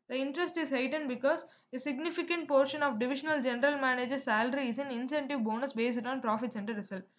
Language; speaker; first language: English; non-native, local second language; Tamil